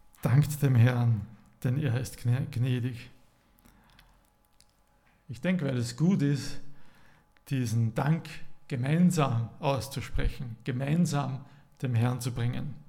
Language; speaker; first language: German; native; German